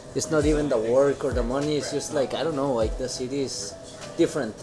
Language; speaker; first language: English; non-native, fluent; Spanish